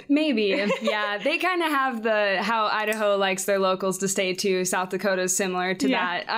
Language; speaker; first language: English; native; English